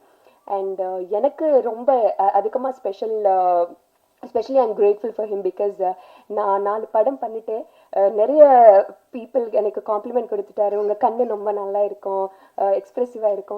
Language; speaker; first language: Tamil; non-native, learner; Telugu